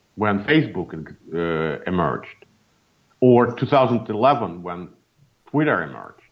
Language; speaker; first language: English; non-native, fluent; Russian